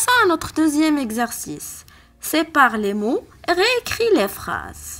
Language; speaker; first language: French; non-native, local second language; Arabic